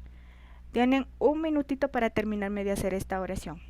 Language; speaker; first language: Spanish; native; Spanish